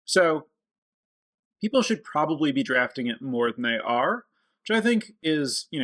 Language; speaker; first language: English; native; English